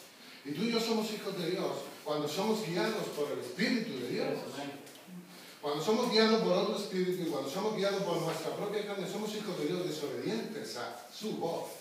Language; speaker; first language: Spanish; native; Spanish